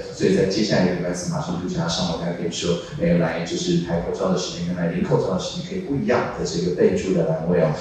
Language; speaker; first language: Chinese; native; Chinese